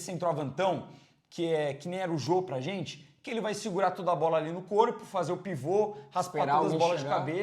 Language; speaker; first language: Portuguese; native; Portuguese